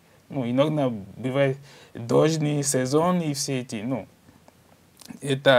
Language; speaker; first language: Russian; non-native, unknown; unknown